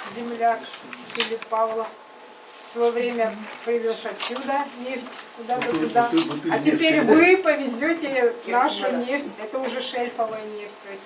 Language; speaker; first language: Russian; native; Russian